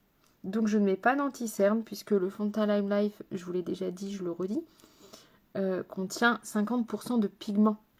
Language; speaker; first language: French; native; French